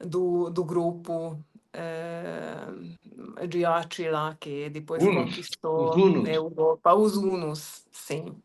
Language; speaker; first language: Portuguese; non-native, fluent; Hungarian